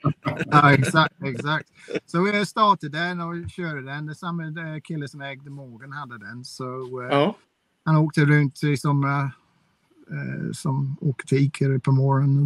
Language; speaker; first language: Swedish; non-native, fluent; English